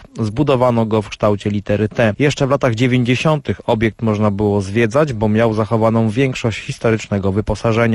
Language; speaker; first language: Polish; native; Polish